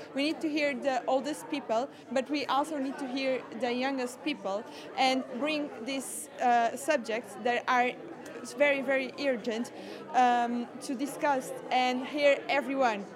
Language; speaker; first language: English; non-native, fluent; Portuguese